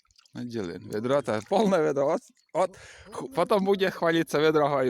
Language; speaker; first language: Russian; native; Russian